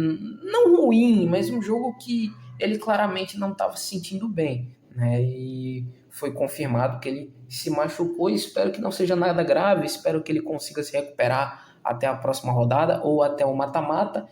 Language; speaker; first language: Portuguese; native; Portuguese